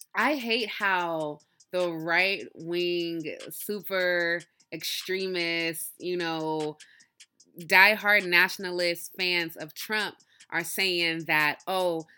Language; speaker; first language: English; early bilingual, other home language; Yoruba